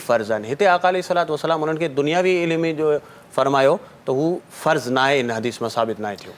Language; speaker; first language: Sindhi; non-native, local second language; Marwari